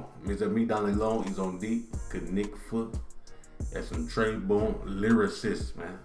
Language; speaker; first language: French; non-native, learner; English